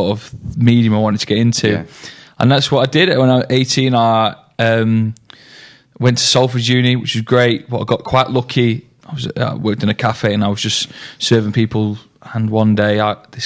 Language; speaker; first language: English; native; English